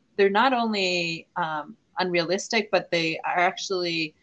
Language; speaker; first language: English; non-native, fluent; Hebrew